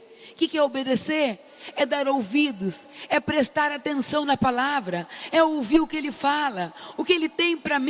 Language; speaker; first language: Portuguese; native; Portuguese